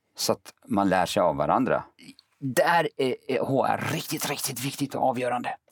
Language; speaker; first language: Swedish; early bilingual, other home language; Kurdish